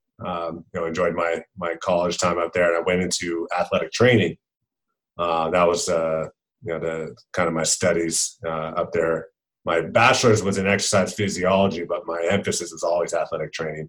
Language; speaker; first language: English; native; English